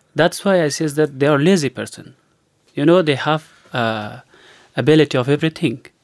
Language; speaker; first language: English; non-native, learner; Persian